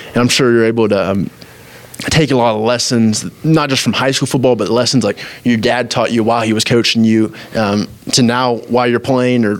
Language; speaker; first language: English; native; English